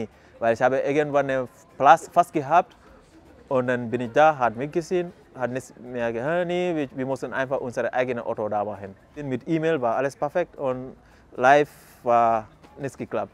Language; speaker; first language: German; non-native, fluent; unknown